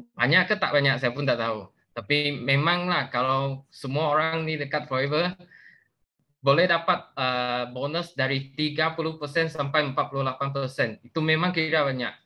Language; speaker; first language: Malay; non-native, local second language; Chinese